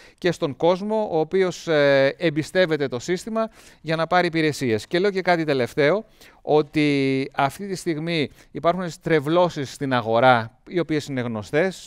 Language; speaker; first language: Greek; native; Greek